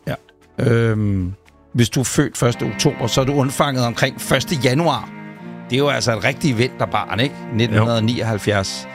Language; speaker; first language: Danish; native; Danish